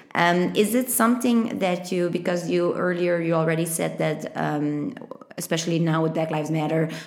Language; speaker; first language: English; non-native, fluent; Italian